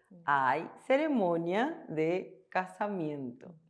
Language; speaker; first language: Spanish; non-native, fluent; Korean